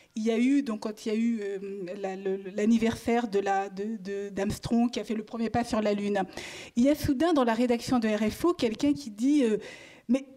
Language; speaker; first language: French; native; French